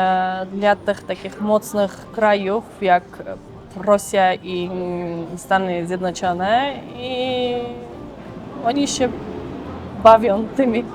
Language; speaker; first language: Polish; non-native, fluent; Armenian